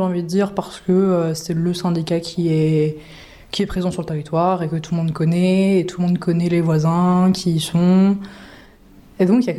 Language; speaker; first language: French; native; French